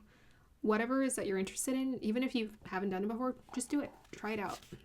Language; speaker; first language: English; native; English